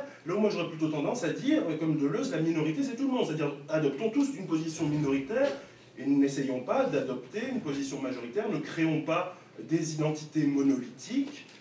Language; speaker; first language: French; native; French